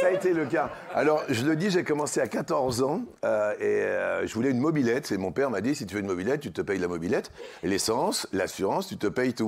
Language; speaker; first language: French; native; French